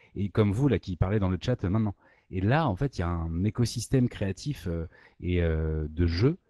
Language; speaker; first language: French; native; French